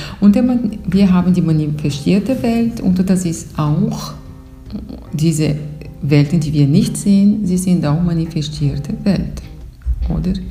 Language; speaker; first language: German; non-native, fluent; Portuguese